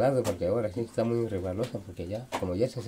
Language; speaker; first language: Spanish; non-native, local second language; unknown